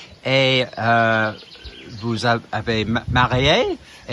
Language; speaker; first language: French; non-native, learner; English